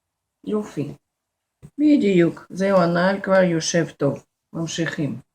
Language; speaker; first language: Hebrew; non-native, fluent; Russian